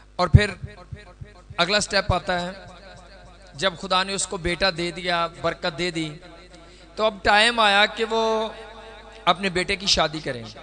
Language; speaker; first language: Urdu; non-native, local second language; Punjabi